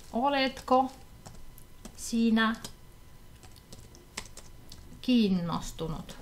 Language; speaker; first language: Finnish; non-native, fluent; Russian